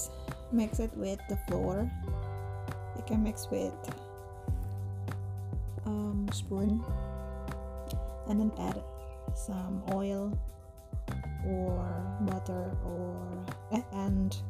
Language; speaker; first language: English; non-native, learner; Indonesian